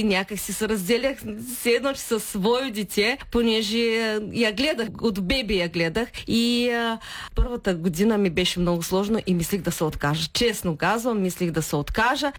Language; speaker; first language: Bulgarian; early bilingual, heritage; Bulgarian